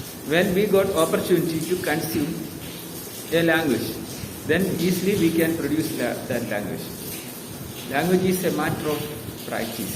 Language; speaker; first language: English; non-native, local second language; Malayalam